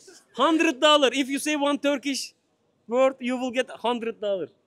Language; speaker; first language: English; non-native, learner; Turkish